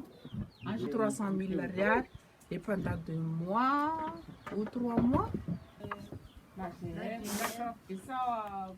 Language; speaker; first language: French; non-native, local second language; Malagasy